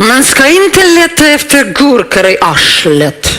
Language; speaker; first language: Swedish; non-native, learner; Ukrainian